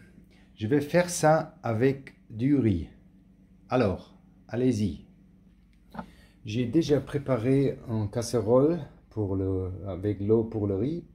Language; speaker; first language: French; non-native, learner; German